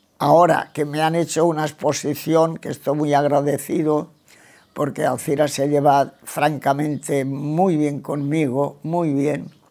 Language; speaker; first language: Spanish; non-native, local second language; Catalan